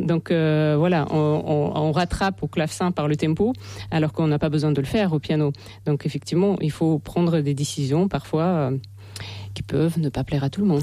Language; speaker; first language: French; non-native, fluent; Russian